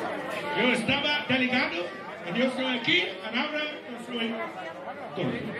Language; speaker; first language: Spanish; non-native, learner; English